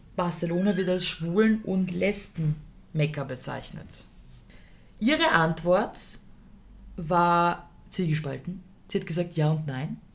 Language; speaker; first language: German; early bilingual, other home language; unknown